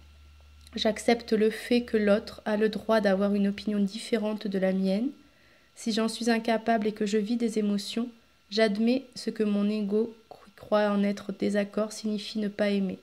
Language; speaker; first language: French; native; French